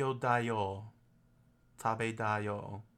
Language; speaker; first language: Japanese; non-native, learner; English